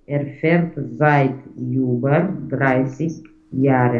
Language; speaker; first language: German; non-native, learner; Romanian